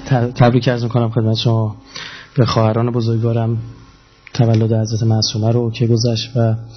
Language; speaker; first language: Persian; native; Persian